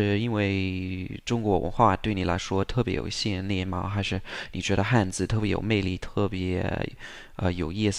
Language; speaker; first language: Chinese; non-native, fluent; English